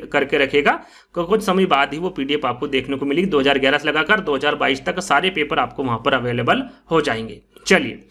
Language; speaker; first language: Hindi; native; Hindi